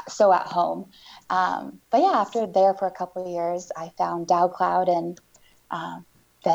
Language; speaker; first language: English; native; English